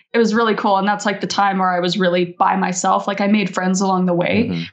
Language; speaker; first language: English; native; English